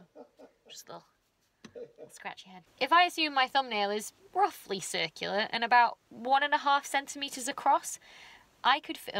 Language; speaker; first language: English; native; English